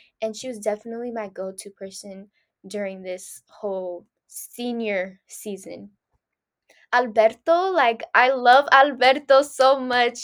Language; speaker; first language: English; early bilingual, other home language; Spanish